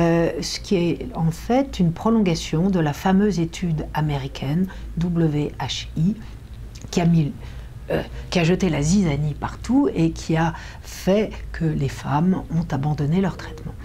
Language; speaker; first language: French; native; French